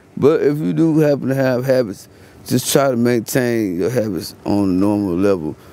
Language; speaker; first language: English; native; English